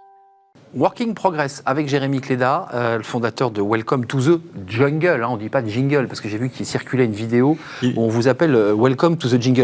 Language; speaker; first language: French; native; French